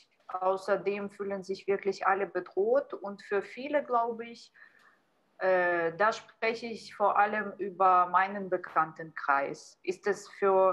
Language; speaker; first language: German; non-native, fluent; Ukrainian